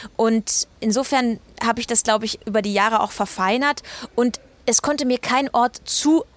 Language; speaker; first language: German; native; German